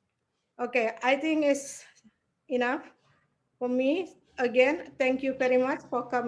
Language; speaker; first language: English; non-native, learner; Indonesian